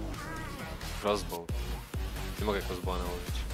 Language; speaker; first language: Polish; native; Polish